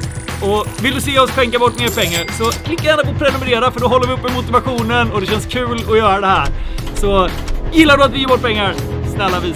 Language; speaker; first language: Swedish; native; Swedish